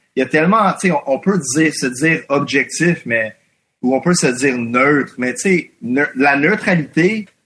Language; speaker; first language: French; non-native, fluent; English